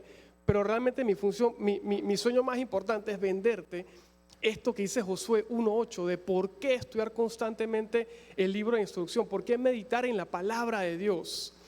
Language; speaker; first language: Spanish; native; Spanish